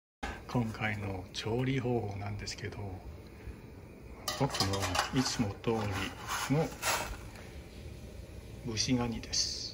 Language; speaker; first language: Japanese; non-native, fluent; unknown